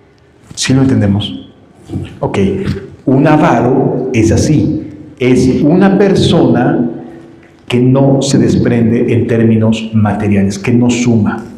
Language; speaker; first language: Spanish; native; Spanish